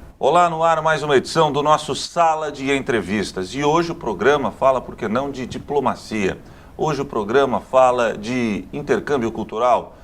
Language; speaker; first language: Portuguese; native; Portuguese